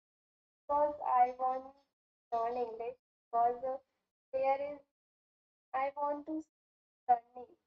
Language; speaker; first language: English; non-native, learner; Hindi